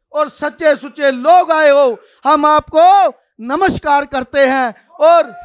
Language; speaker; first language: Hindi; non-native, local second language; Punjabi